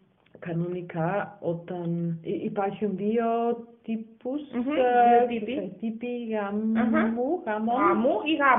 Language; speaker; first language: Greek; non-native, learner; German